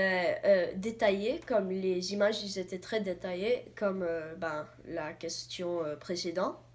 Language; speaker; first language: French; non-native, learner; English